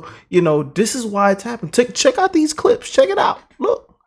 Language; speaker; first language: English; native; English